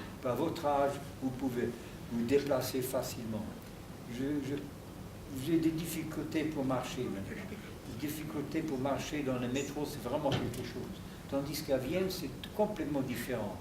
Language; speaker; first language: French; non-native, fluent; German